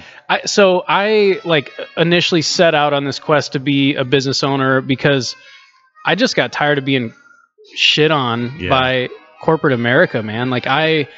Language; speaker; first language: English; native; English